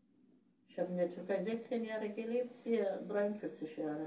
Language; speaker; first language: German; non-native, learner; Turkish